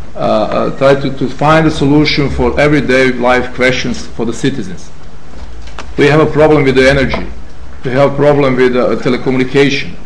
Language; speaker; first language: English; non-native, fluent; Serbian